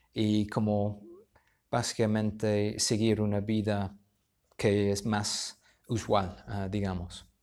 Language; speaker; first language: Spanish; non-native, fluent; English